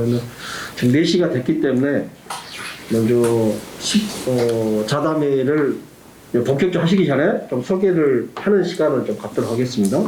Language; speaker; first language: Korean; native; Korean